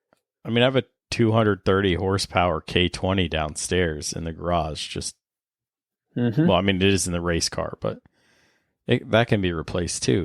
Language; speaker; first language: English; native; English